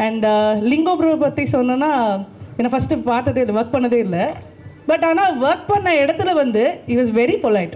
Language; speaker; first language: Tamil; native; Tamil